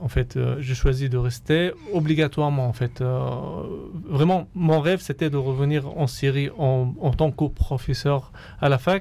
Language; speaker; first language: French; non-native, fluent; Arabic